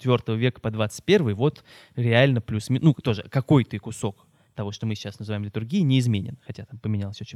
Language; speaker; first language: Russian; native; Russian